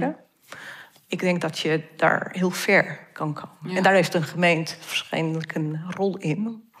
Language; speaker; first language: Dutch; non-native, fluent; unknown